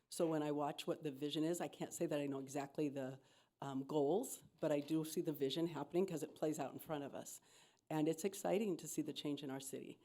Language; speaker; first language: English; native; English